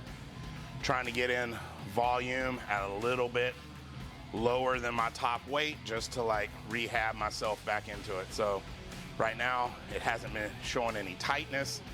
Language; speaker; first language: English; native; English